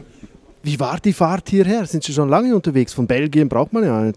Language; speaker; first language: German; native; German